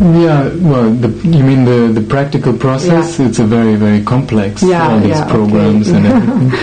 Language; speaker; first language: English; non-native, fluent; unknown